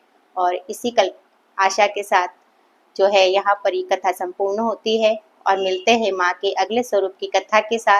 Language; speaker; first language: Hindi; native; Hindi